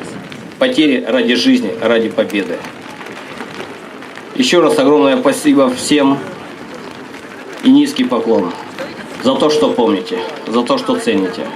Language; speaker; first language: Russian; native; Russian